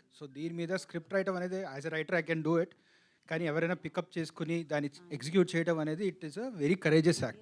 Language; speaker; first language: Telugu; native; Telugu